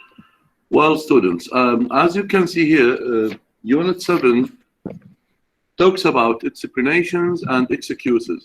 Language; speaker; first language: English; non-native, fluent; Arabic